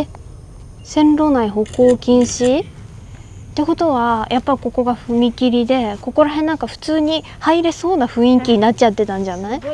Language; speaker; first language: Japanese; native; Japanese